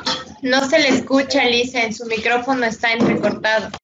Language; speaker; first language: Spanish; native; Spanish